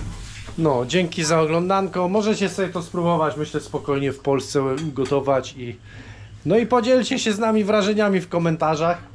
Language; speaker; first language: Polish; native; Polish